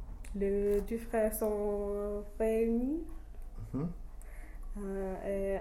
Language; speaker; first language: French; non-native, learner; English